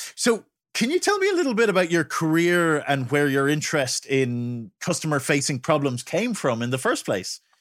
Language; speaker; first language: English; native; English